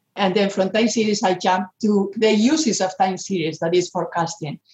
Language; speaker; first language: English; non-native, fluent; Spanish